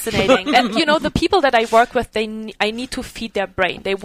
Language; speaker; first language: English; non-native, fluent; German